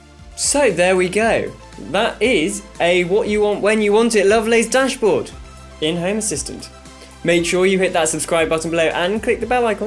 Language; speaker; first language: English; native; English